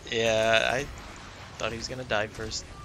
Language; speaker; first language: English; native; English